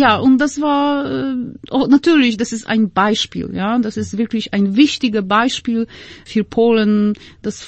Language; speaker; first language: German; non-native, fluent; Polish